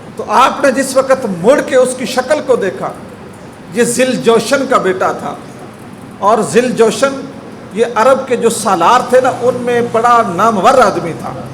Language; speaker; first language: Urdu; non-native, local second language; Punjabi